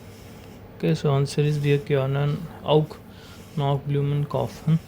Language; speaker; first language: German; non-native, learner; Hindi